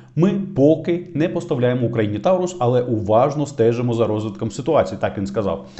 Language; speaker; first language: Ukrainian; non-native, local second language; Russian